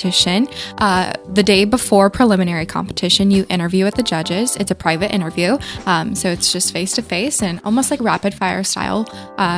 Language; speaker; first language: English; native; English